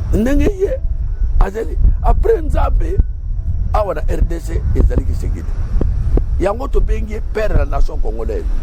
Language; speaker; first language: Lingala; non-native, local second language; Kongo